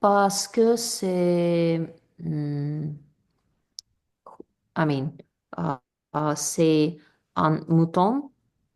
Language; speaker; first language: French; non-native, learner; English